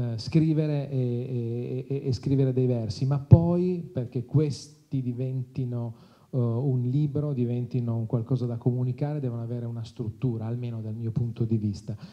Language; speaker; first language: Italian; native; Italian